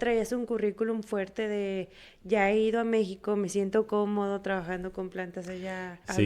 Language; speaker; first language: Spanish; native; Spanish